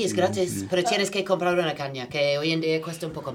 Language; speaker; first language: Spanish; non-native, fluent; English